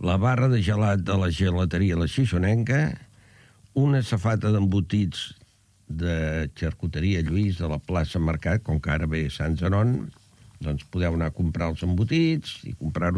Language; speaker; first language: Catalan; native; Catalan